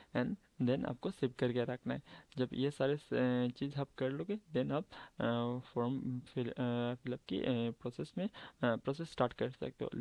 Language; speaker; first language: Hindi; non-native, local second language; Bangla